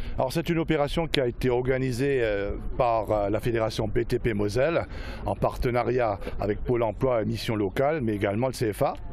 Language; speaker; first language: French; native; French